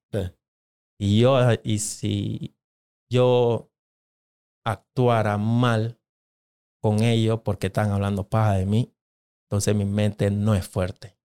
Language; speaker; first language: Spanish; non-native, local second language; Jamaican Creole English